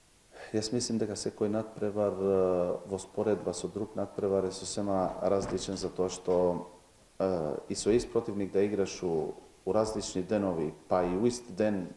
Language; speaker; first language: Macedonian; non-native, local second language; Albanian